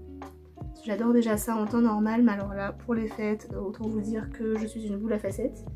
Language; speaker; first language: French; native; French